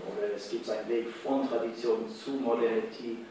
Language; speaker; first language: German; non-native, fluent; English